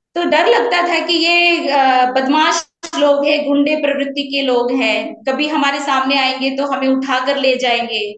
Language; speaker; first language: Hindi; native; Hindi